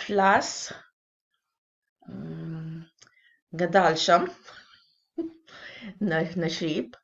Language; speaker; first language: Albanian; non-native, learner; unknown